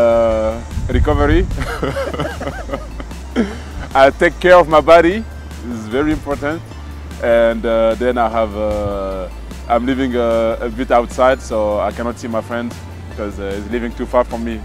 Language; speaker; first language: English; non-native, fluent; French